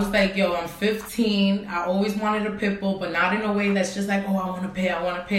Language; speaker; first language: English; native; English